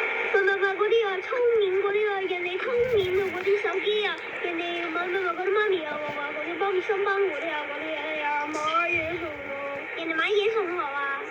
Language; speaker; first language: Cantonese; early bilingual, heritage; Cantonese